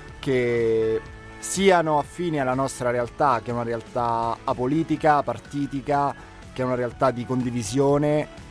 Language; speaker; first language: Italian; native; Italian